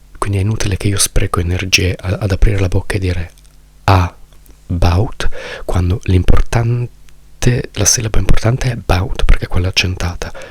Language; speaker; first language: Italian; native; Italian